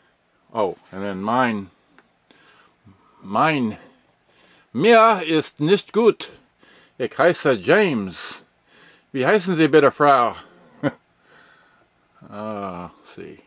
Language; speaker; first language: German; non-native, learner; English